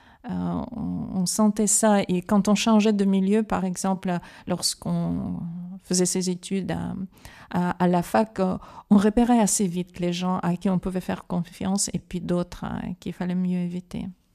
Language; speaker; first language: French; non-native, fluent; Russian